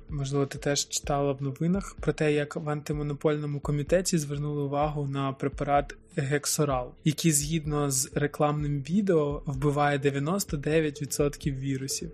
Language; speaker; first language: Ukrainian; native; Ukrainian